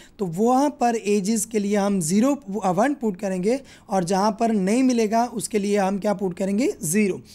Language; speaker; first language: Hindi; non-native, local second language; Gujarati